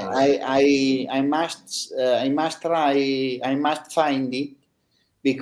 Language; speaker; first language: English; non-native, learner; Italian